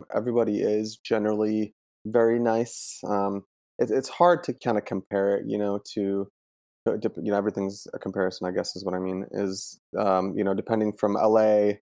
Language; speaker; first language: English; early bilingual, other home language; Italian